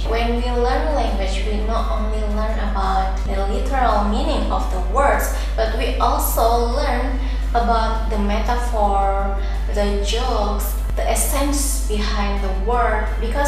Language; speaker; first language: English; non-native, fluent; Indonesian